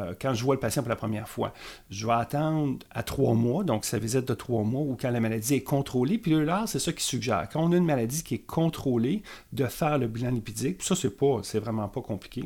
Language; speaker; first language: French; native; French